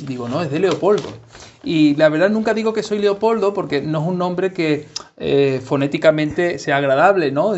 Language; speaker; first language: Spanish; native; Spanish